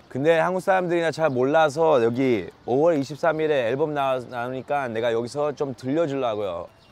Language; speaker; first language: Korean; early bilingual, heritage; Korean